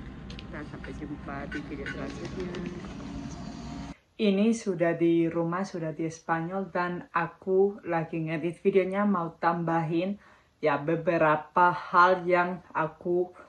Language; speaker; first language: Indonesian; non-native, fluent; Spanish